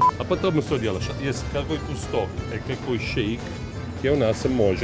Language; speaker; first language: Russian; non-native, learner; Italian